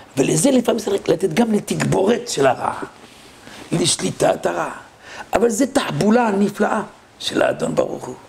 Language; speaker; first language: Hebrew; non-native, fluent; French